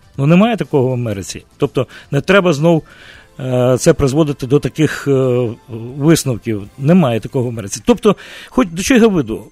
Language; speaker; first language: Ukrainian; native; Ukrainian